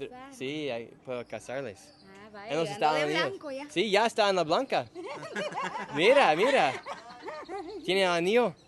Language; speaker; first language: Spanish; non-native, learner; English